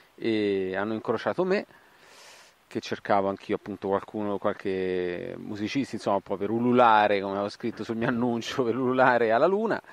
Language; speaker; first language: Italian; native; Italian